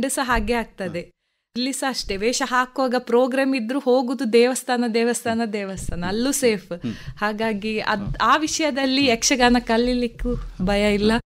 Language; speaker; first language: Kannada; native; Kannada